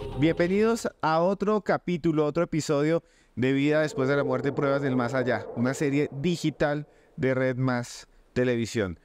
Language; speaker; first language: Spanish; native; Spanish